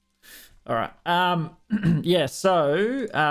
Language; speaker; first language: English; native; English